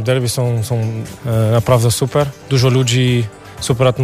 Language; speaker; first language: Polish; non-native, learner; Portuguese